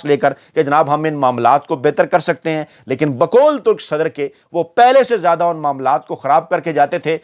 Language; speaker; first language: Urdu; native; Urdu